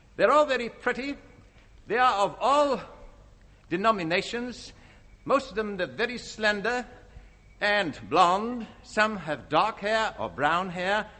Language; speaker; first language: English; non-native, fluent; Dutch